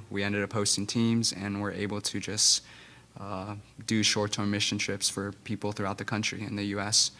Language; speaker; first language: English; non-native, fluent; Spanish